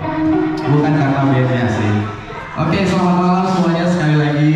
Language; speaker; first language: Indonesian; native; Indonesian